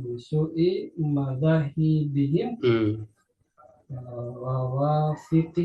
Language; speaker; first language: Arabic; non-native, learner; Indonesian